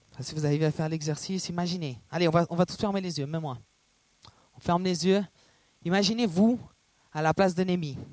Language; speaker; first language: French; non-native, fluent; Portuguese